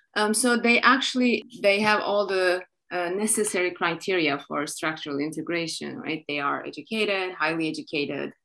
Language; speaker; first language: English; non-native, fluent; Turkish